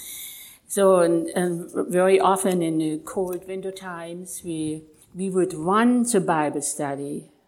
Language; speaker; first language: English; non-native, fluent; German